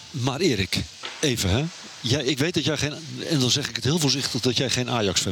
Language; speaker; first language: Dutch; native; Dutch